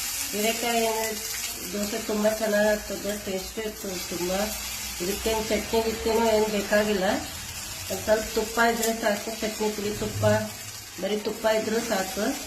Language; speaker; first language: Kannada; native; Kannada